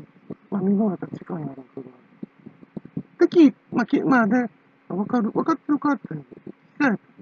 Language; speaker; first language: Japanese; native; Japanese